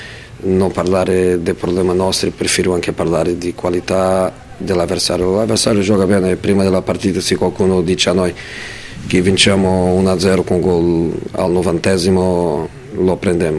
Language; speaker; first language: Italian; non-native, fluent; Portuguese